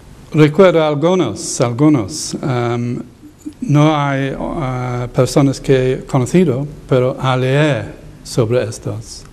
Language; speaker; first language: Spanish; non-native, learner; English